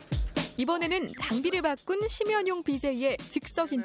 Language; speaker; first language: Korean; native; Korean